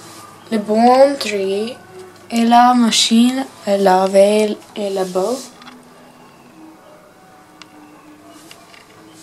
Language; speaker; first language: French; non-native, learner; English